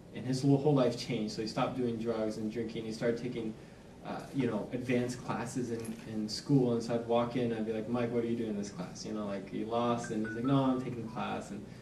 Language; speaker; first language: English; native; English